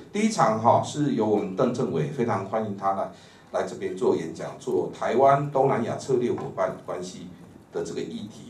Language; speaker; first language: Chinese; native; Chinese